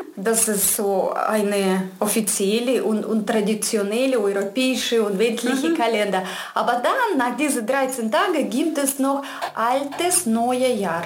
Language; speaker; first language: German; non-native, fluent; Russian